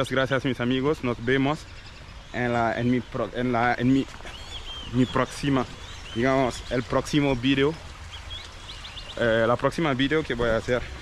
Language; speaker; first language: Spanish; non-native, learner; French